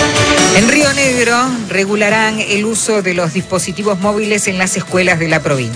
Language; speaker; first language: Spanish; native; Spanish